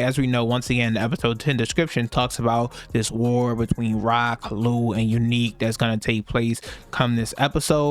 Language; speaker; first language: English; native; English